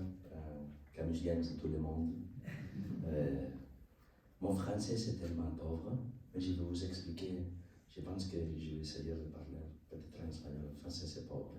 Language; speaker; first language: French; non-native, learner; Spanish